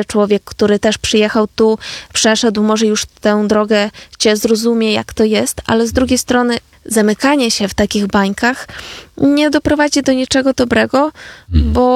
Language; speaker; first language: Polish; non-native, fluent; Ukrainian